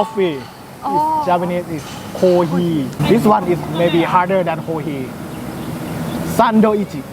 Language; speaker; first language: English; non-native, learner; Thai